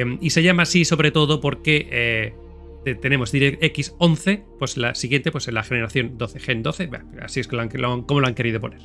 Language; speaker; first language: Spanish; native; Spanish